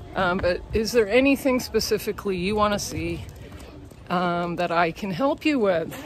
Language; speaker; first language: English; native; English